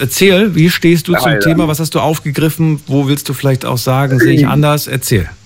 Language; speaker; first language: German; native; German